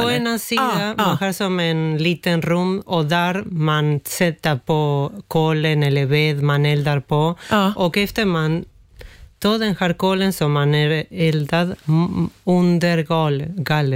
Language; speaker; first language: Swedish; non-native, fluent; Spanish